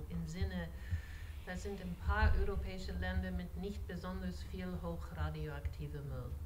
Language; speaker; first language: German; non-native, fluent; English